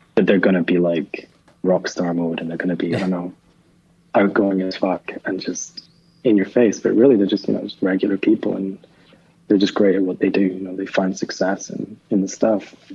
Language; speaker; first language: English; native; English